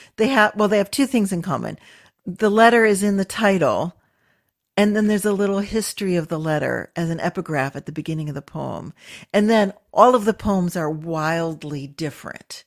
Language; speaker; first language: English; native; English